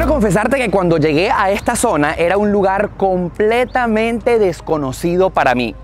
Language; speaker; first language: Spanish; native; Spanish